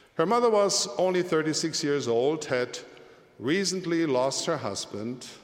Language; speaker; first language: English; early bilingual, other home language; German